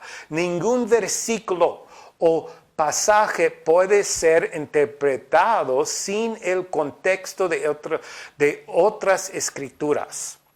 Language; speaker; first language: Spanish; non-native, fluent; English